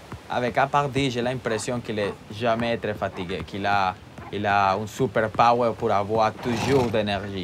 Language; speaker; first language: French; non-native, fluent; Spanish